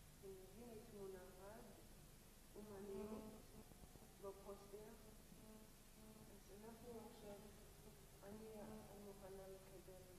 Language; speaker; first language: Hebrew; non-native, learner; English